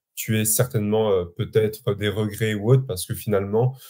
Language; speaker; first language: French; native; French